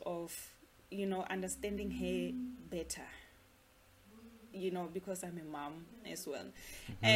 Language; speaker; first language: English; non-native, local second language; Venda